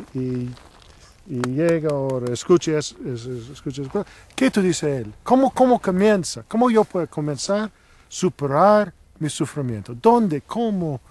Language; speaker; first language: Spanish; non-native, learner; English